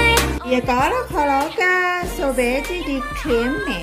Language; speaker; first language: Portuguese; non-native, learner; Thai